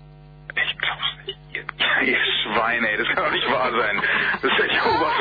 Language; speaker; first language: German; native; German